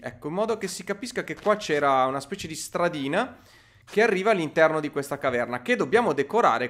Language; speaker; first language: Italian; native; Italian